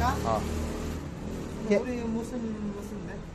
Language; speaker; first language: Korean; non-native, learner; Vietnamese